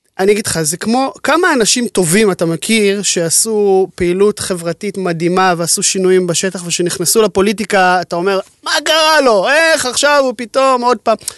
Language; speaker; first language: Hebrew; native; Hebrew